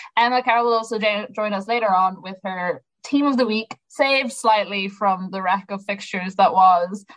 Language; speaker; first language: English; native; English